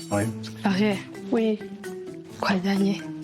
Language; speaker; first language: French; non-native, local second language; Kinyarwanda